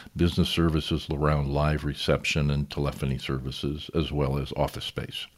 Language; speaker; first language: English; native; English